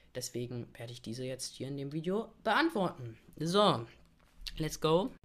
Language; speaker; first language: German; native; German